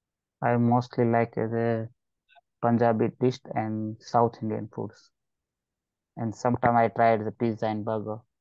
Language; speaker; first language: English; non-native, learner; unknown